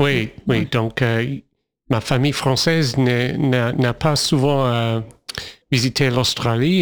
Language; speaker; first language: French; non-native, fluent; English